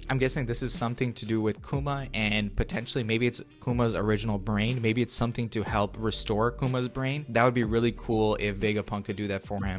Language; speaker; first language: English; native; English